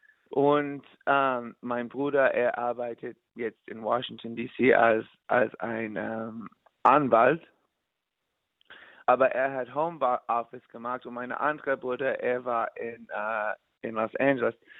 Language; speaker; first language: German; non-native, learner; English